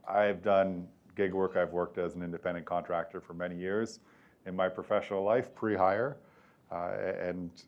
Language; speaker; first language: English; native; English